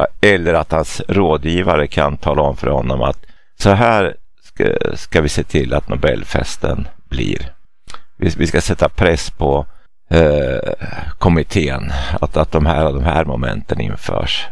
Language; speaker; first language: Swedish; native; Swedish